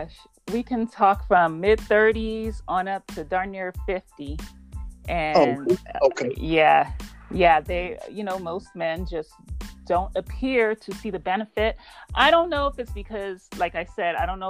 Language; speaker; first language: English; native; English